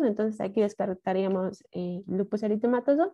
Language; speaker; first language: Spanish; native; Spanish